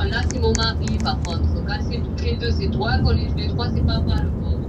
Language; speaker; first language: French; native; French